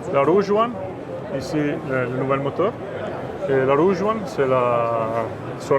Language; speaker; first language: French; non-native, fluent; Italian